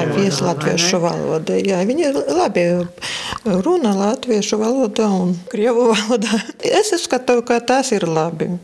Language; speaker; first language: Latvian; non-native, local second language; Russian